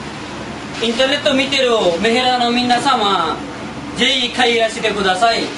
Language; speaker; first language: Japanese; non-native, learner; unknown